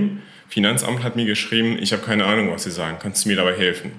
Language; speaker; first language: German; non-native, fluent; Persian